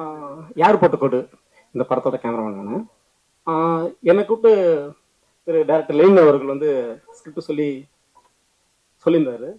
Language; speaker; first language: Tamil; native; Tamil